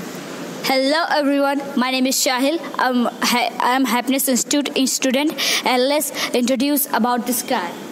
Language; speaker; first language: English; non-native, learner; Hindi